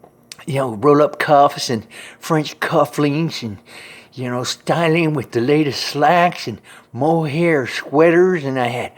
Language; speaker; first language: English; native; English